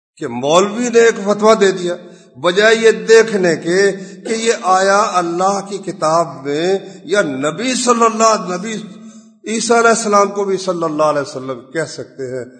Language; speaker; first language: Urdu; non-native, local second language; Punjabi